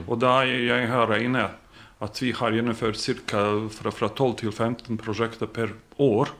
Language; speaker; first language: Norwegian; non-native, fluent; Bosnian